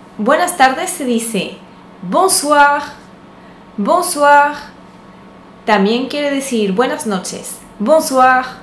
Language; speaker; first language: Spanish; non-native, fluent; French